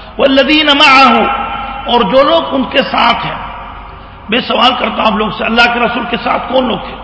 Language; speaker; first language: Urdu; native; Urdu